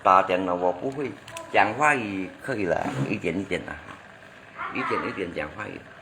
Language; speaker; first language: Chinese; non-native, learner; Hakka Chinese